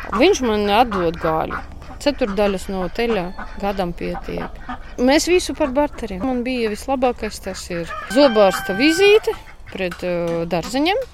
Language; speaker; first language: Latvian; non-native, local second language; Russian